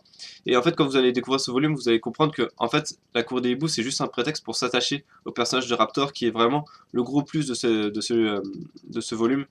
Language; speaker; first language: French; native; French